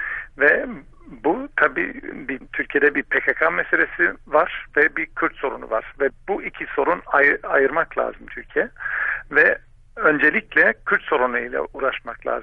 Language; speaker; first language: Turkish; non-native, fluent; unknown